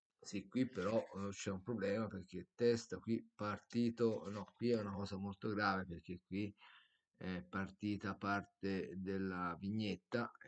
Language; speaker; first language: Italian; native; Italian